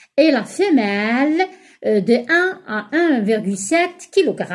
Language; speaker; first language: French; non-native, local second language; Arabic